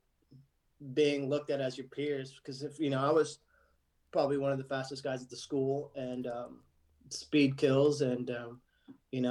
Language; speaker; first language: English; early bilingual, other home language; Arabic